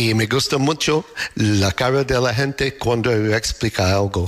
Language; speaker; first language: Spanish; non-native, learner; English